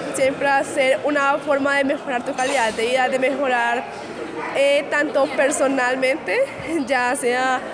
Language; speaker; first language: Spanish; native; Spanish